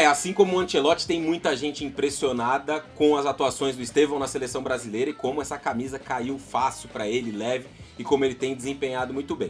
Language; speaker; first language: Portuguese; native; Portuguese